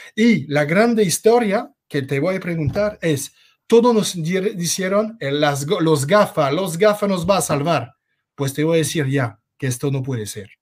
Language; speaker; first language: Spanish; non-native, fluent; French